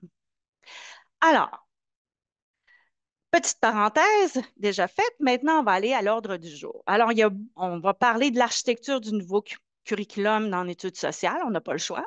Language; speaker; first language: French; native; French